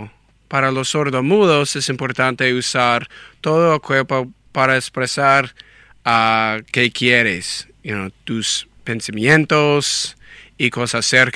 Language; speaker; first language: Spanish; non-native, learner; English